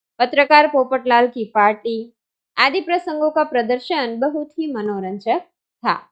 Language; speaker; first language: Hindi; non-native, local second language; Gujarati